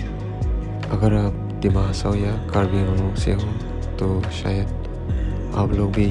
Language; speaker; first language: Hindi; non-native, local second language; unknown